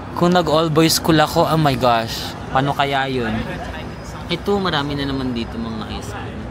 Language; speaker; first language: Filipino; non-native, local second language; Cebuano